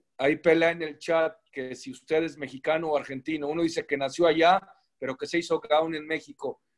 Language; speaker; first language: Spanish; native; Spanish